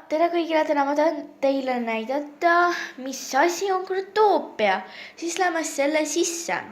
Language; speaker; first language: Estonian; non-native, local second language; Russian